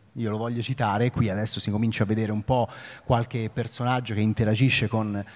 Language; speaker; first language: Italian; native; Italian